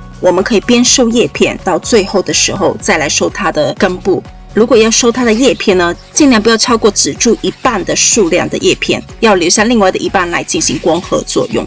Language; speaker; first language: Chinese; native; Chinese